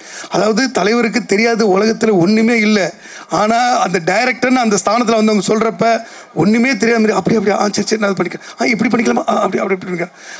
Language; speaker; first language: Tamil; native; Tamil